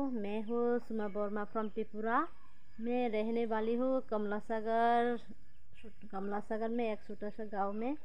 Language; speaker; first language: Hindi; non-native, local second language; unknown